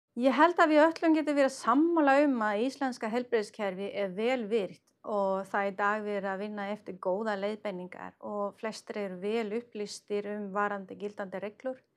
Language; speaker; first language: Icelandic; non-native, fluent; Swedish